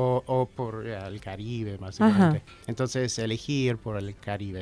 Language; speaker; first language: Spanish; non-native, fluent; English